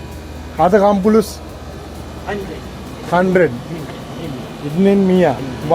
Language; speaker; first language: Arabic; non-native, learner; Sinhala